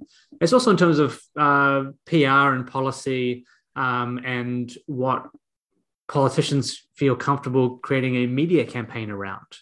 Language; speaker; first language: English; native; English